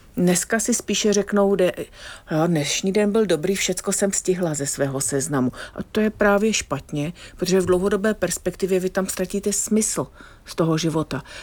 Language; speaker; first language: Czech; non-native, fluent; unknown